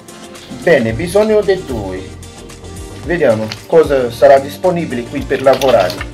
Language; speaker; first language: Italian; non-native, learner; Portuguese